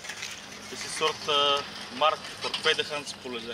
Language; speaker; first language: Dutch; non-native, fluent; Bulgarian